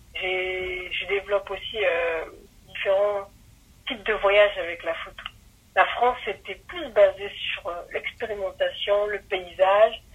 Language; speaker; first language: French; early bilingual, other home language; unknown